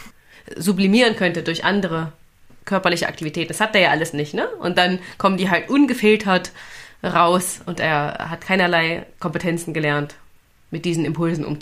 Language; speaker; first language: German; native; German